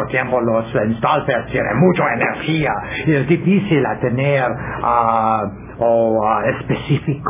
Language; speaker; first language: Spanish; non-native, learner; English